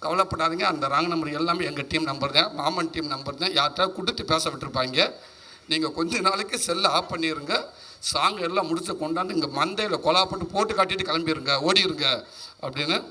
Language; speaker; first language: Tamil; native; Tamil